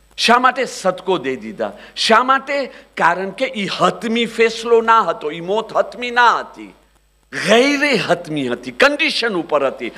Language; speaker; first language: Gujarati; early bilingual, heritage; Gujarati